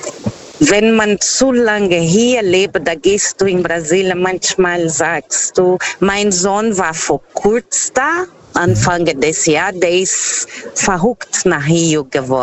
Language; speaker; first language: German; non-native, learner; Portuguese